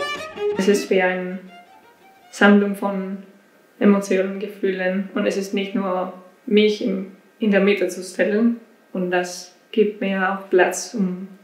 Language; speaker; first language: German; non-native, learner; Spanish